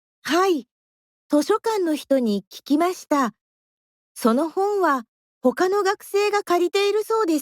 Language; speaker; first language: Japanese; non-native, learner; Indonesian